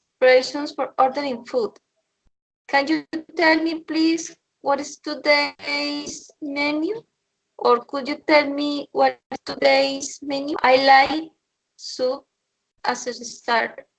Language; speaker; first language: English; non-native, learner; Spanish